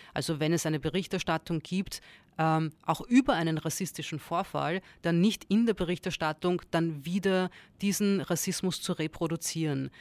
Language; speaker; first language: German; early bilingual, other home language; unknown